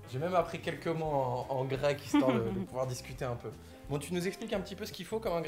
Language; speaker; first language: French; native; French